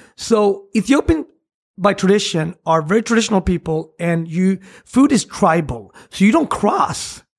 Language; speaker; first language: English; non-native, fluent; Swedish